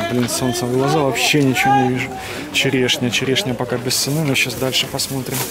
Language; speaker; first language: Russian; native; Russian